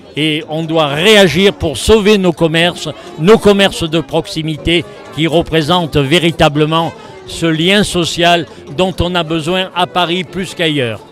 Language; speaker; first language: French; native; French